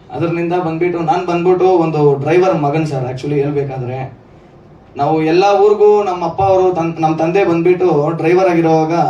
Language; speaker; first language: Kannada; non-native, local second language; Lambadi